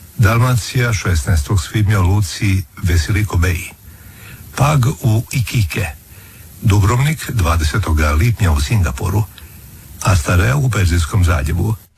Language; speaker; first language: Croatian; native; Croatian